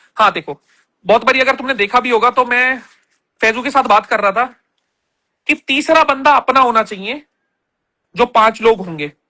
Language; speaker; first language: Hindi; native; Hindi